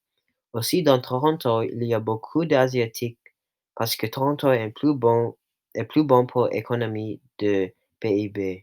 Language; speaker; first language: French; non-native, local second language; English